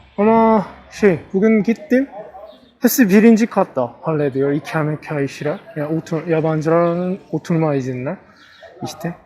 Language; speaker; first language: Turkish; non-native, learner; Korean